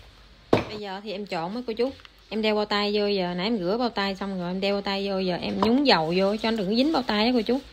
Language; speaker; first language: Vietnamese; native; Vietnamese